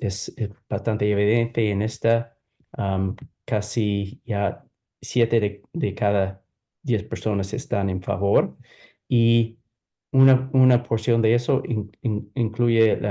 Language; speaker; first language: Spanish; non-native, fluent; English